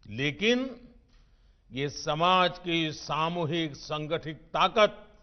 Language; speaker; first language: Hindi; non-native, local second language; Gujarati